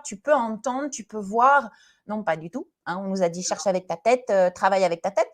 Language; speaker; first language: French; native; French